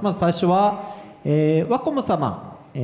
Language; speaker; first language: Japanese; native; Japanese